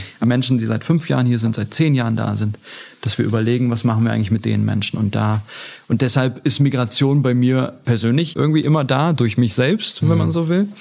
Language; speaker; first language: German; early bilingual, other home language; Turkish